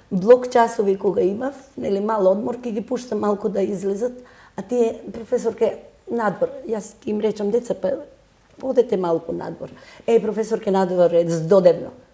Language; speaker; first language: Macedonian; native; Macedonian